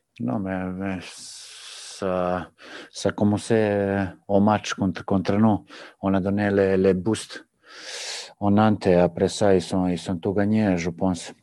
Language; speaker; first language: French; non-native, learner; Serbian